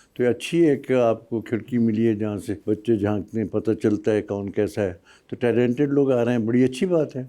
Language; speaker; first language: Urdu; non-native, local second language; Punjabi